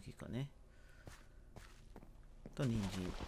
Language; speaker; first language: Japanese; non-native, learner; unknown